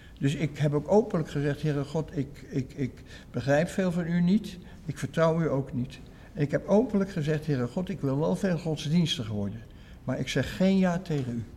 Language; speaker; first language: Dutch; native; Dutch